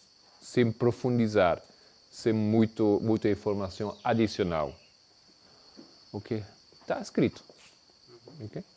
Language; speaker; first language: Portuguese; non-native, fluent; Spanish